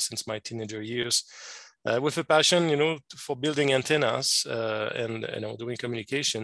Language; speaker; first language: English; non-native, fluent; French